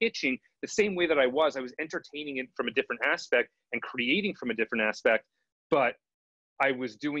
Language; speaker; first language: English; native; English